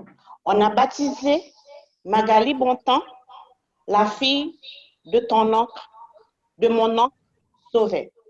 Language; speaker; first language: French; non-native, local second language; Haitian Creole